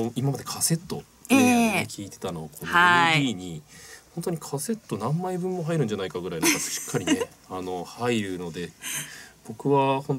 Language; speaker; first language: Japanese; native; Japanese